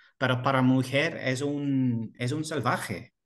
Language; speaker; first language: Spanish; non-native, learner; English